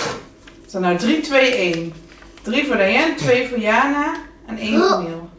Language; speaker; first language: Dutch; native; Dutch